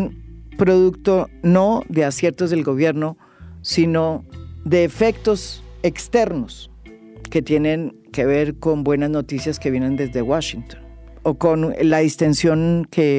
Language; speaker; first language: Spanish; native; Spanish